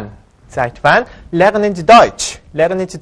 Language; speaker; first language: German; non-native, fluent; Korean